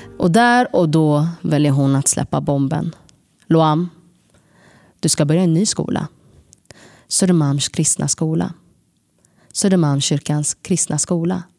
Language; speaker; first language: Swedish; early bilingual, other home language; Tigrinya